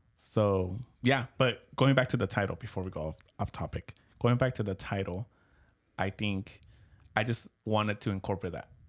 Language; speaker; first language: English; early bilingual, other home language; Spanish